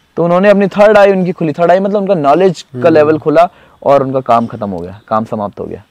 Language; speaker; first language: Hindi; native; Hindi